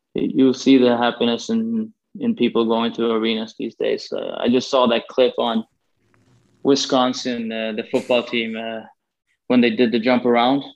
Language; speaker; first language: English; non-native, fluent; Swedish